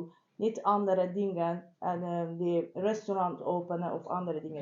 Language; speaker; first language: Dutch; non-native, learner; Persian